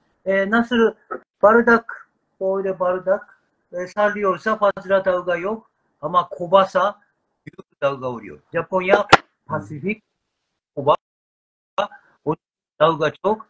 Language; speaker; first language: Turkish; non-native, learner; Japanese